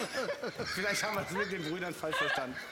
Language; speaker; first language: German; native; German